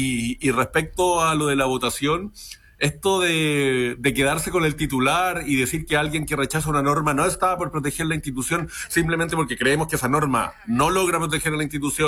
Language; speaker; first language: Spanish; native; Spanish